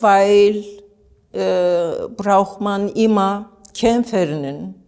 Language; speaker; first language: German; non-native, learner; Turkish